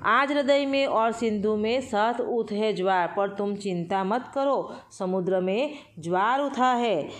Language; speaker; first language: Hindi; non-native, local second language; Gujarati